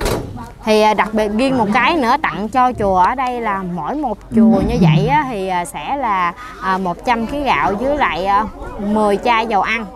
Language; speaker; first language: Vietnamese; native; Vietnamese